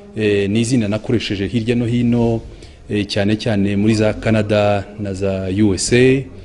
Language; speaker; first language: Kinyarwanda; early bilingual, heritage; Kinyarwanda